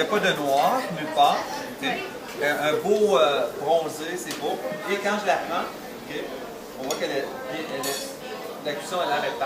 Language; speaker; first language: French; native; French